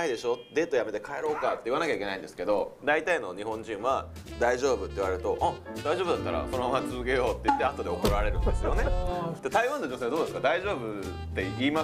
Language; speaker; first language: Japanese; native; Japanese